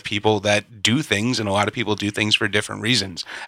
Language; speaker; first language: English; native; English